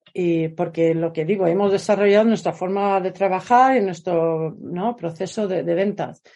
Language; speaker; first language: Spanish; non-native, fluent; Swedish